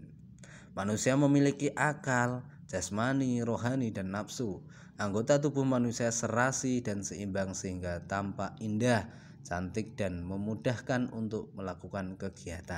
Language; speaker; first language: Indonesian; native; Indonesian